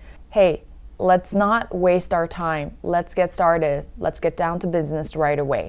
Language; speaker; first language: English; early bilingual, other home language; Korean